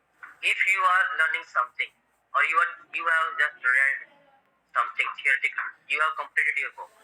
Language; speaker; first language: English; non-native, local second language; Hindi